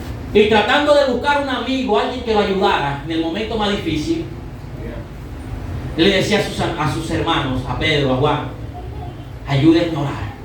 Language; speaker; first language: Spanish; native; Spanish